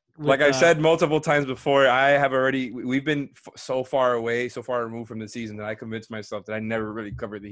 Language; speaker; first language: English; native; English